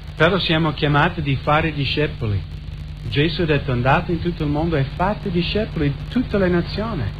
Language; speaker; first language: Italian; non-native, fluent; English